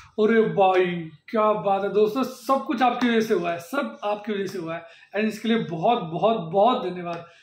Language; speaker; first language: Hindi; native; Hindi